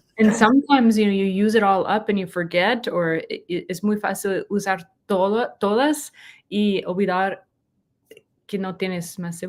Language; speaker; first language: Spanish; non-native, learner; English